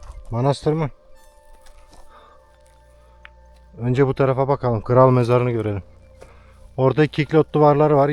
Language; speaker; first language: Turkish; native; Turkish